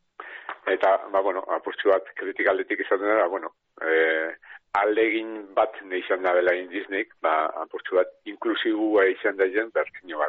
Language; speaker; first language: Basque; native; Basque